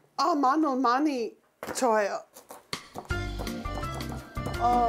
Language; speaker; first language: Korean; non-native, learner; English